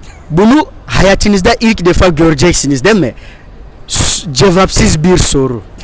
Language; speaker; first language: Turkish; non-native, fluent; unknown